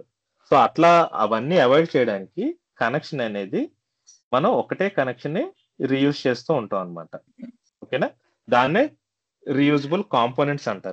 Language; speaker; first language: Telugu; native; Telugu